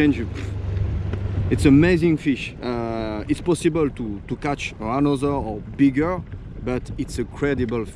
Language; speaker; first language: English; non-native, learner; French